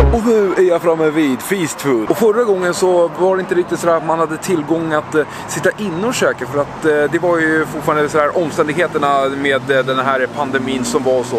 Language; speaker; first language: Swedish; native; Swedish